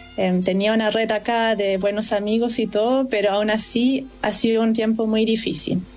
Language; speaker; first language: Spanish; non-native, fluent; German